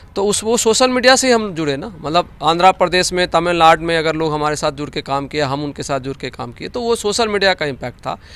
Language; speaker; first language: Hindi; native; Hindi